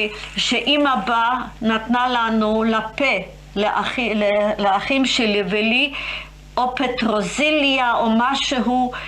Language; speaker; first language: Hebrew; non-native, fluent; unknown